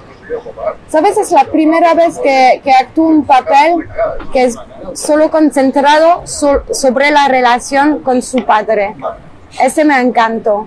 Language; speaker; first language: Spanish; non-native, fluent; French